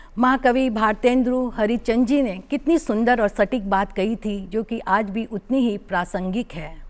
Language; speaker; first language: Hindi; native; Hindi